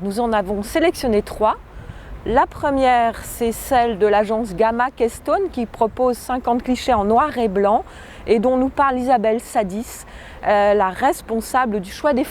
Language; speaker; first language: French; native; French